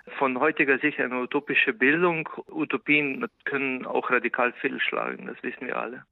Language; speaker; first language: German; non-native, fluent; Slovenian